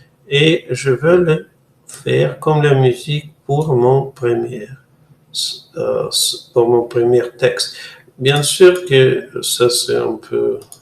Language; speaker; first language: French; non-native, fluent; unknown